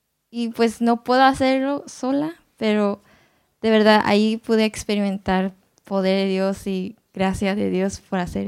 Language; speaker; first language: Spanish; non-native, learner; Japanese